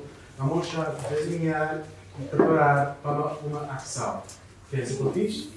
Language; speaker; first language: Portuguese; non-native, learner; English